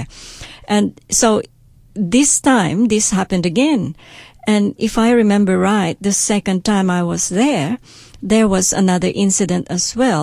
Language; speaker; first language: English; non-native, local second language; Hiligaynon